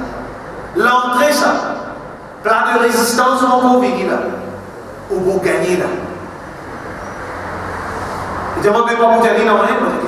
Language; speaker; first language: French; non-native, local second language; Morisyen